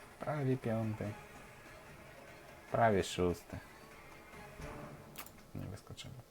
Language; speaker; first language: Polish; non-native, fluent; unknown